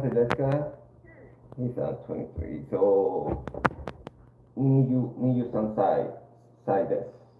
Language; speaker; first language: Japanese; non-native, learner; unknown